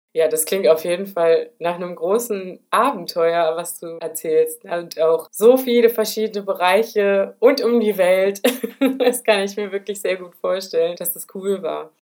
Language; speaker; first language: German; native; German